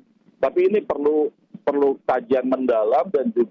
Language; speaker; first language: Indonesian; native; Indonesian